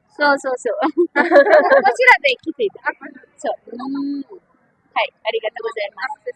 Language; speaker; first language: Japanese; non-native, fluent; Marathi